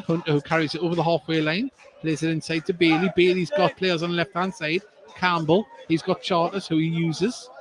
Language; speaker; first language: English; native; English